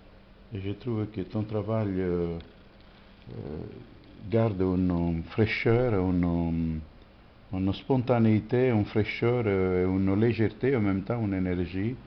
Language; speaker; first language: French; non-native, fluent; Italian